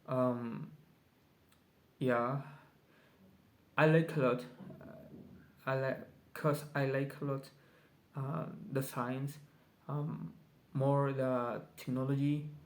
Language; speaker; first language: English; non-native, learner; Spanish